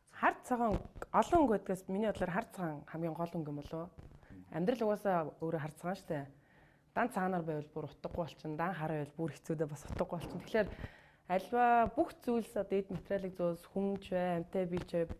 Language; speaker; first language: Mongolian; non-native, local second language; Kazakh